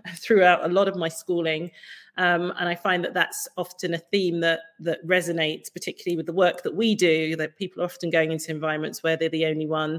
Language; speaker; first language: English; native; English